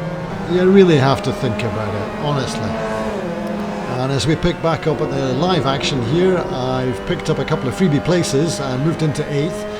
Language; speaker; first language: English; native; English